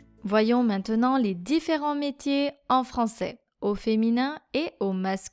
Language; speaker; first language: French; native; French